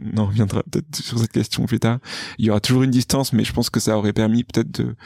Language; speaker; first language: French; native; French